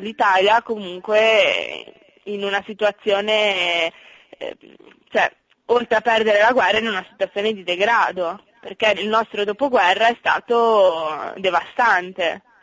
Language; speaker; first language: Italian; native; Italian